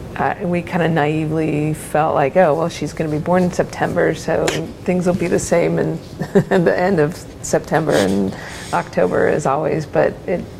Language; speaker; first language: English; native; English